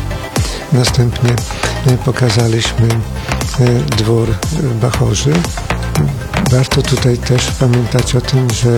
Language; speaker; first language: Polish; native; Polish